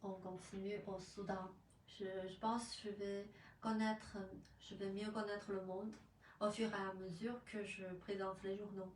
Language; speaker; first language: French; non-native, fluent; Chinese